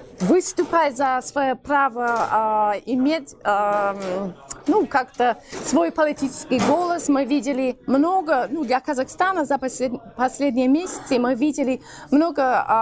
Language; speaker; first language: Russian; non-native, fluent; English